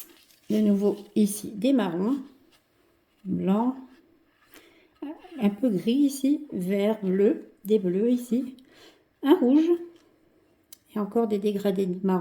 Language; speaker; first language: French; native; French